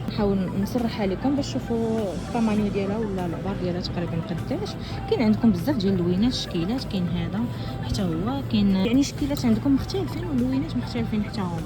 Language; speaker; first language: Arabic; native; Arabic